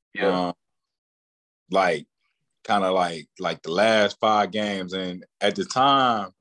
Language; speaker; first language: English; native; English